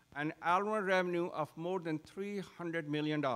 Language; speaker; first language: English; non-native, local second language; Urdu